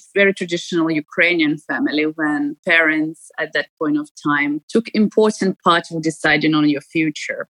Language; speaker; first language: English; non-native, fluent; Ukrainian